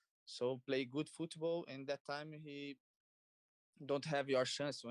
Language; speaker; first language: English; non-native, learner; Portuguese